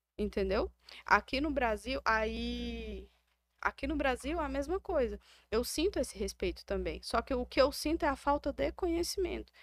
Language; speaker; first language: Portuguese; native; Portuguese